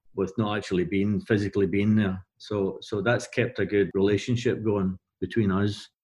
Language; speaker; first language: English; native; English